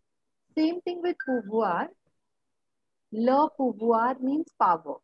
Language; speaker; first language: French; non-native, fluent; Marathi